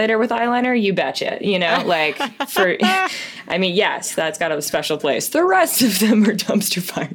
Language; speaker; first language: English; native; English